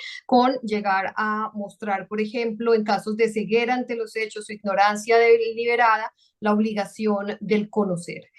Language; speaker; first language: Spanish; native; Spanish